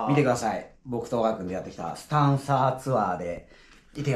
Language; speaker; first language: Japanese; native; Japanese